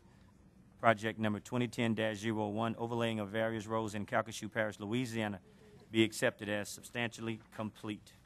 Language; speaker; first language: English; native; English